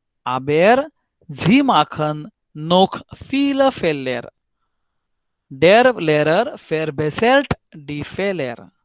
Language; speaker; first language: German; non-native, fluent; Hindi